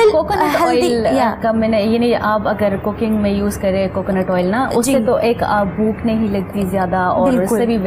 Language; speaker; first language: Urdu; non-native, local second language; Pashto